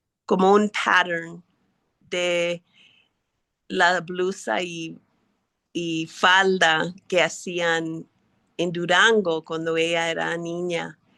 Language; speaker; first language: Spanish; early bilingual, heritage; English